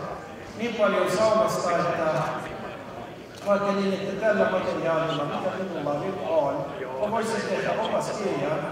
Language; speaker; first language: Finnish; non-native, fluent; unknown